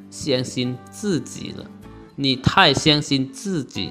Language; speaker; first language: Chinese; non-native, fluent; Lao